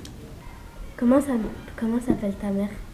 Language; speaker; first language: French; early bilingual, other home language; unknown